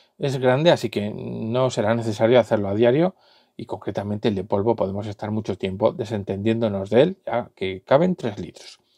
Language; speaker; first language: Spanish; native; Spanish